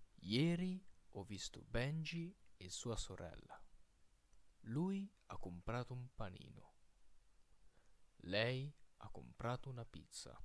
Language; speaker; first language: Italian; non-native, fluent; Filipino